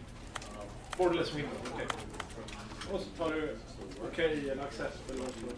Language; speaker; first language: Swedish; native; Swedish